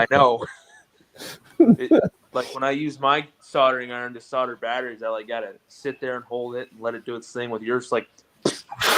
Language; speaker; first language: English; native; English